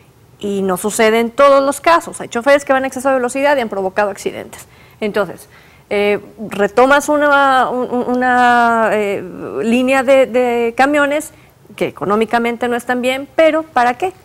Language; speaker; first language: Spanish; native; Spanish